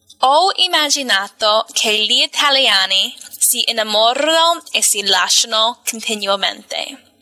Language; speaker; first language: Italian; non-native, fluent; English